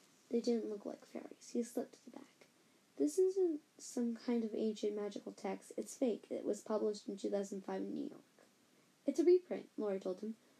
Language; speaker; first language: English; native; English